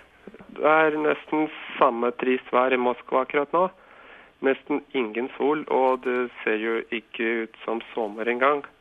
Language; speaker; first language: Norwegian; non-native, fluent; Russian